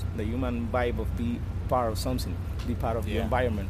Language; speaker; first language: English; non-native, fluent; Spanish